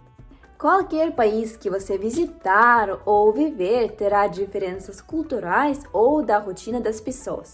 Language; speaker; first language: Portuguese; non-native, fluent; Russian